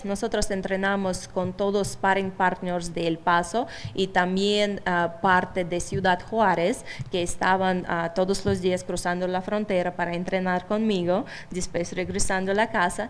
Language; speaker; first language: Spanish; non-native, fluent; Russian